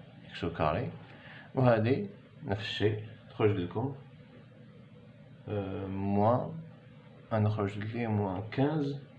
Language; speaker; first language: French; non-native, local second language; Arabic